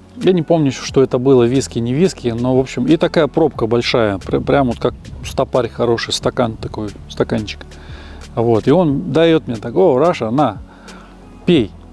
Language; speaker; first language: Russian; native; Russian